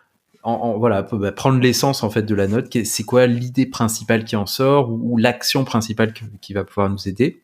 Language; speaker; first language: French; native; French